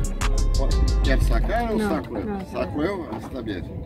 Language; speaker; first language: Spanish; non-native, learner; Portuguese